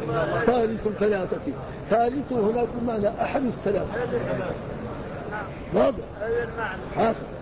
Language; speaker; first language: Arabic; native; Arabic